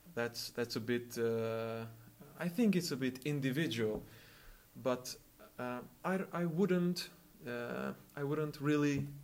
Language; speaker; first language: English; non-native, fluent; Albanian